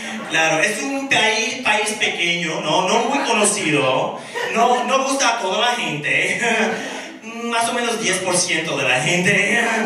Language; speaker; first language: Spanish; non-native, fluent; English